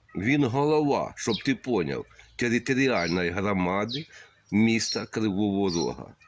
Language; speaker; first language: Ukrainian; non-native, local second language; Russian